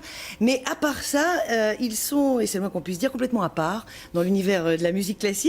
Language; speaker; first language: French; native; French